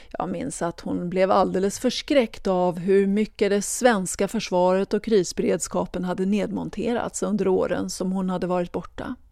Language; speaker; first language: Swedish; native; Swedish